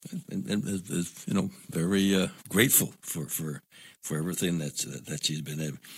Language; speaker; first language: English; non-native, local second language; Spanish